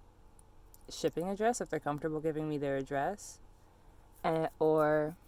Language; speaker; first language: English; native; English